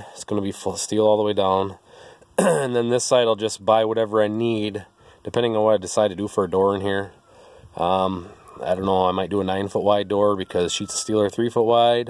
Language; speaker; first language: English; native; English